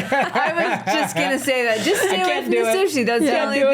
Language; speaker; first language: English; native; English